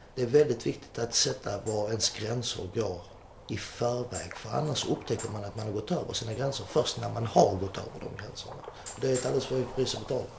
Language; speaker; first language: Swedish; early bilingual, other home language; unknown